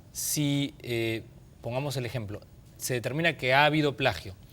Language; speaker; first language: Spanish; native; Spanish